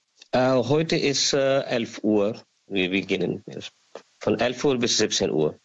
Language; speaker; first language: German; non-native, learner; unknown